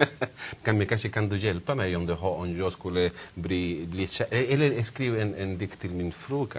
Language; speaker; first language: Swedish; non-native, fluent; Spanish